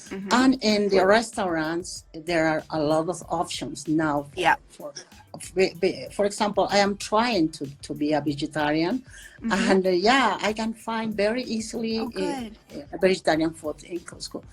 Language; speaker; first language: English; non-native, fluent; Spanish